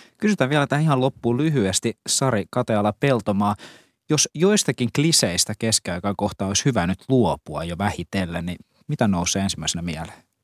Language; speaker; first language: Finnish; native; Finnish